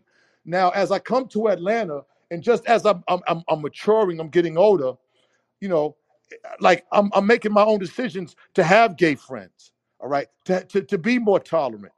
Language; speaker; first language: English; native; English